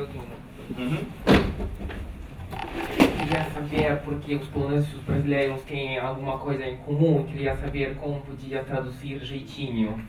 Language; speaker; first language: Portuguese; non-native, learner; Polish